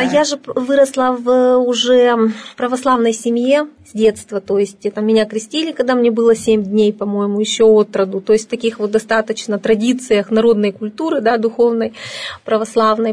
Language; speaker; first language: Russian; native; Russian